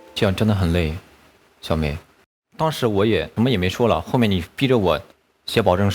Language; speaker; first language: Chinese; native; Chinese